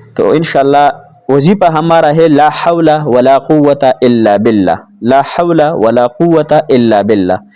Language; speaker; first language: Urdu; non-native, local second language; Pashto